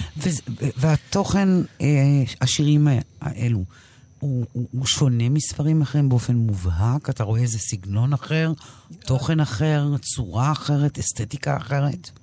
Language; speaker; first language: Hebrew; native; Hebrew